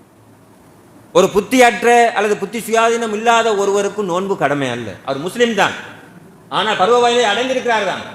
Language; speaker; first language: Tamil; native; Tamil